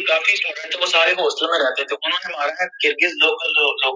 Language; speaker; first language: Urdu; native; Urdu